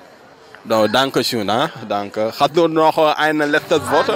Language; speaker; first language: German; non-native, learner; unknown